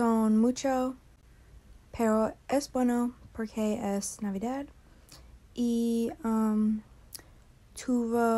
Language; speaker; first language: Spanish; non-native, learner; English